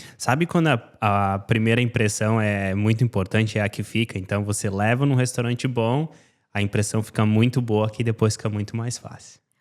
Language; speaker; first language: Portuguese; native; Portuguese